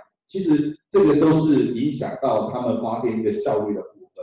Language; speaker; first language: Chinese; native; Chinese